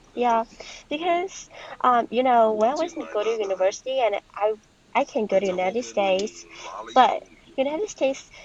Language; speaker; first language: English; non-native, fluent; Chinese